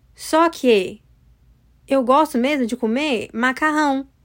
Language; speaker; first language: Portuguese; early bilingual, heritage; English